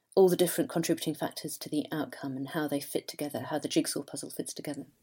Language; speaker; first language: English; native; English